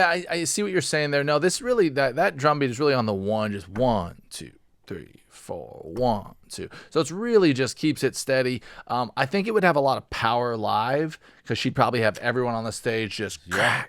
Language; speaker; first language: English; native; English